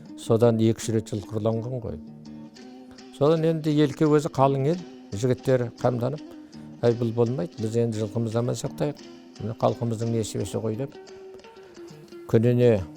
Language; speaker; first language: Kazakh; native; Kazakh